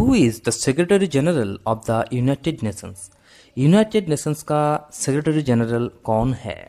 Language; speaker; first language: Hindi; non-native, local second language; Bangla